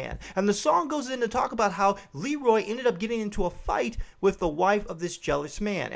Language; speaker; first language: English; native; English